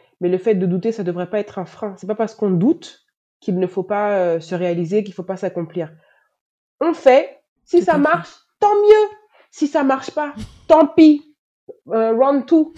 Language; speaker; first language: French; native; French